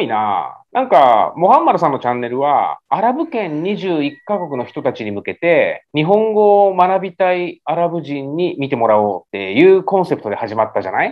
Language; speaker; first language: Japanese; native; Japanese